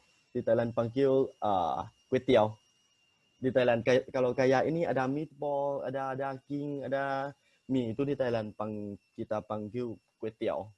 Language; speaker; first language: Indonesian; non-native, fluent; Thai